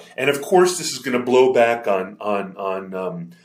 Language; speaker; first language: English; native; English